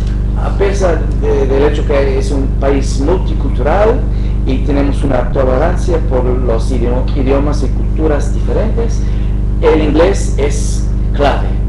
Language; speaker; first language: Spanish; non-native, fluent; English